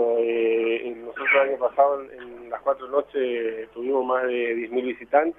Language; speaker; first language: Spanish; native; Spanish